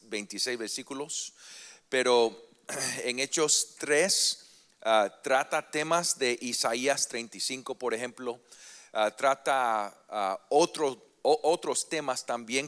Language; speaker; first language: Spanish; early bilingual, heritage; Spanish